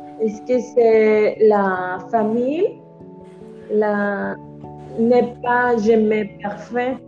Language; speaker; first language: French; non-native, learner; Spanish